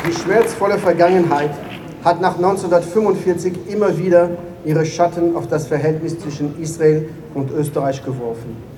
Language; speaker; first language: German; non-native, fluent; Hebrew